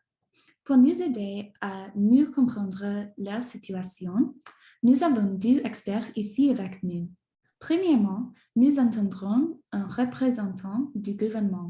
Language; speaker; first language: French; non-native, learner; English